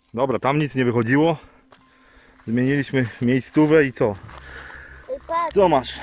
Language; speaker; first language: Polish; native; Polish